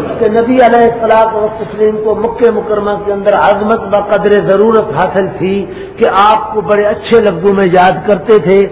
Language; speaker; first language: Urdu; non-native, local second language; Saraiki